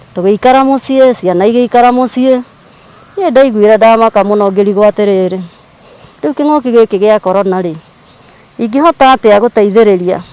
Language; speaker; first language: Kikuyu; native; Kikuyu